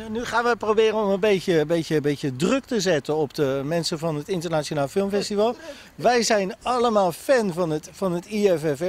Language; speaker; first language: Dutch; native; Dutch